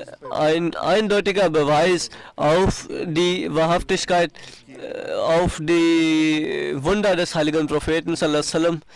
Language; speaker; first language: German; non-native, fluent; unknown